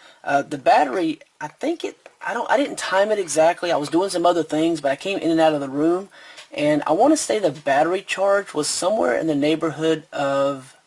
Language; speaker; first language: English; native; English